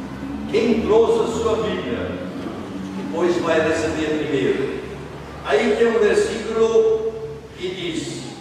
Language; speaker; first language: Portuguese; non-native, fluent; German